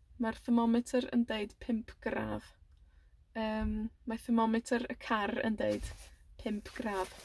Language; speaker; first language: Welsh; native; Welsh